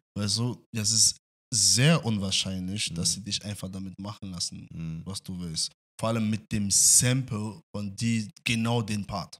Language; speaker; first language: German; non-native, fluent; French